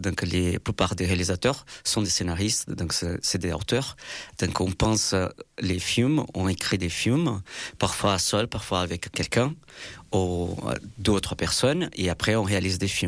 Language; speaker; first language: French; non-native, fluent; Portuguese